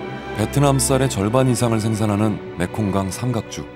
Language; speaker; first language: Korean; native; Korean